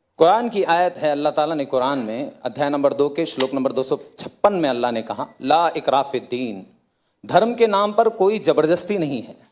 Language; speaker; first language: Hindi; native; Hindi